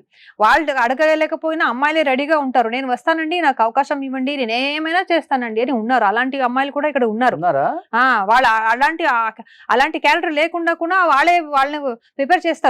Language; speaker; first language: Telugu; non-native, local second language; Kannada